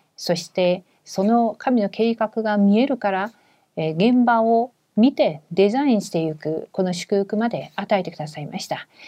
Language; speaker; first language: Japanese; non-native, fluent; Korean